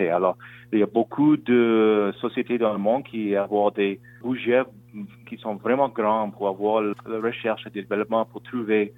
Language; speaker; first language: French; non-native, local second language; English